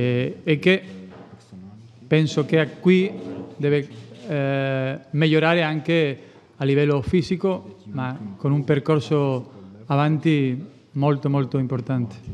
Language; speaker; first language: Italian; non-native, fluent; Spanish